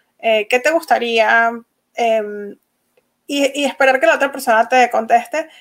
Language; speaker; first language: Spanish; native; Spanish